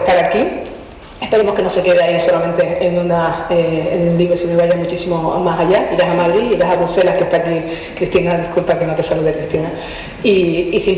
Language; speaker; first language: Spanish; native; Spanish